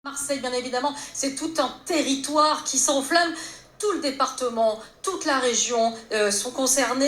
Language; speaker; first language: French; native; French